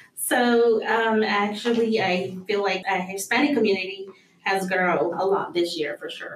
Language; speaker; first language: English; early bilingual, other home language; Spanish